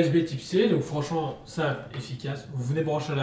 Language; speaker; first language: French; native; French